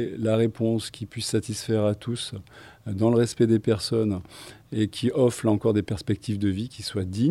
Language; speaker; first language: French; native; French